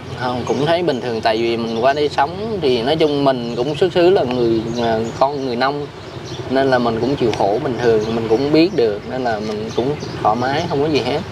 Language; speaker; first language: Vietnamese; native; Vietnamese